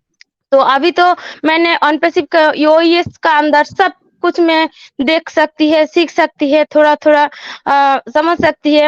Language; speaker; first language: Hindi; non-native, learner; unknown